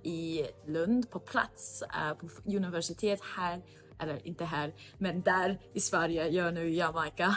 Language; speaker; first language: Swedish; non-native, fluent; English